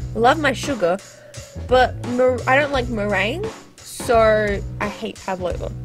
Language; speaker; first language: English; native; English